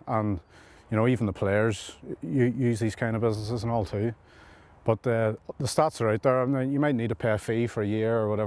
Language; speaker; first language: English; native; English